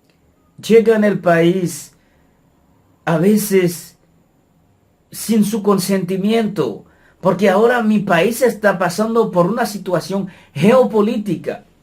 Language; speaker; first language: Spanish; non-native, fluent; Haitian Creole